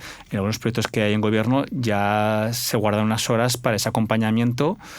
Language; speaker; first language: Spanish; native; Spanish